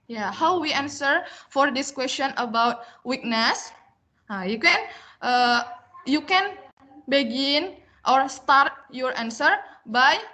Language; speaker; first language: English; non-native, learner; Indonesian